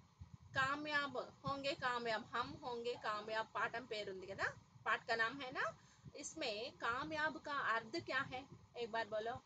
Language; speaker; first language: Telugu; native; Telugu